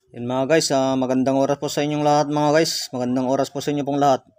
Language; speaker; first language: Filipino; non-native, local second language; Iloko